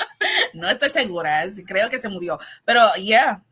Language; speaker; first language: Spanish; non-native, learner; English